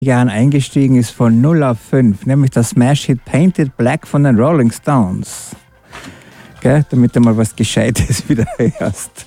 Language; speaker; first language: German; native; German